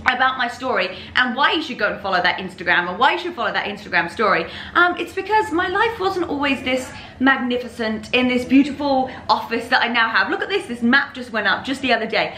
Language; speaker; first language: English; native; English